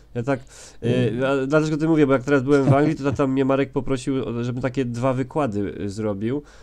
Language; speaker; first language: Polish; native; Polish